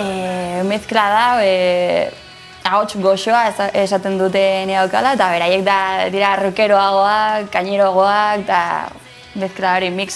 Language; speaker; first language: Basque; non-native, local second language; Spanish